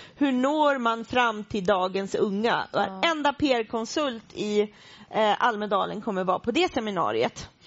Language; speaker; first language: Swedish; native; Swedish